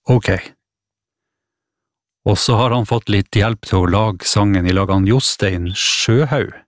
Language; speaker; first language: Norwegian; native; Norwegian